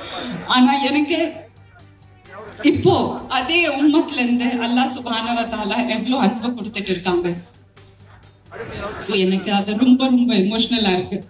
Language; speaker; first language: Tamil; non-native, fluent; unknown